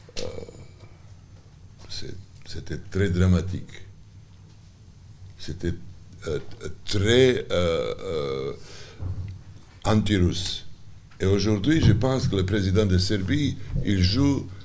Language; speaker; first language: French; non-native, learner; Serbian